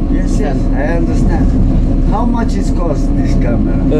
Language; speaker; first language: English; non-native, learner; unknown